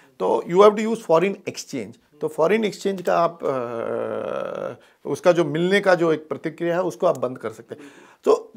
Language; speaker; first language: Hindi; non-native, local second language; Tamil